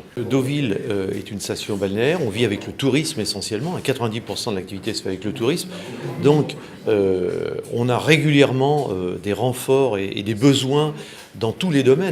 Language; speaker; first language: French; native; French